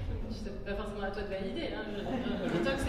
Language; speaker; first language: French; native; French